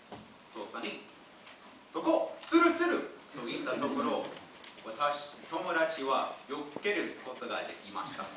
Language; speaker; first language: Japanese; non-native, learner; English